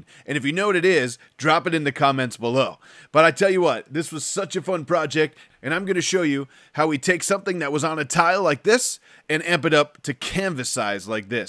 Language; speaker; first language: English; native; English